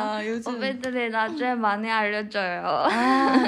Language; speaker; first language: Korean; non-native, fluent; Cantonese